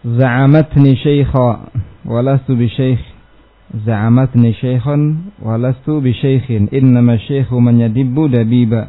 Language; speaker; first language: Arabic; non-native, fluent; Indonesian